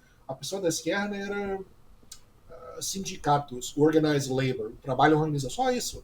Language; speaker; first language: Portuguese; non-native, fluent; English